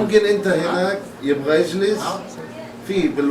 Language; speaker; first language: Arabic; non-native, learner; Turkish